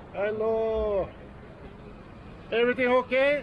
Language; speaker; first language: English; non-native, fluent; Norwegian